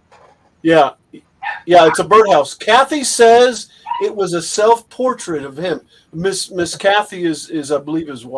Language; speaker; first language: English; native; English